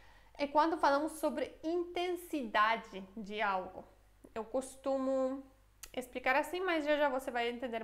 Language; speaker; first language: Portuguese; non-native, fluent; Polish